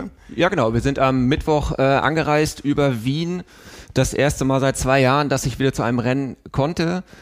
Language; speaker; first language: German; native; German